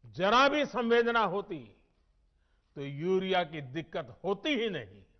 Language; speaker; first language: Hindi; non-native, local second language; Gujarati